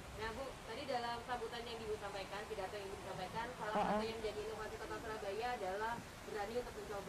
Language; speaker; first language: Indonesian; native; Indonesian